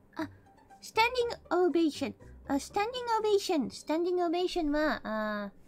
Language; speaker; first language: Japanese; non-native, fluent; English